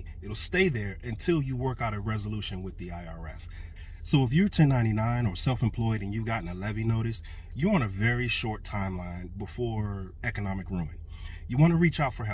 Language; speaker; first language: English; native; English